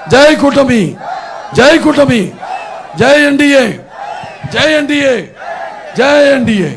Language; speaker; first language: Telugu; native; Telugu